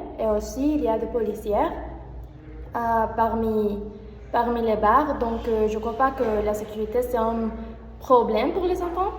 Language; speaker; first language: French; non-native, learner; Spanish